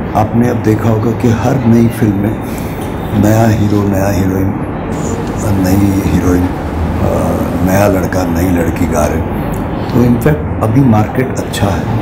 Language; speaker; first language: Hindi; non-native, local second language; Marathi